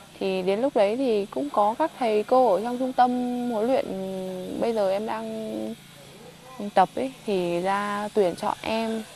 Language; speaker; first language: Vietnamese; non-native, local second language; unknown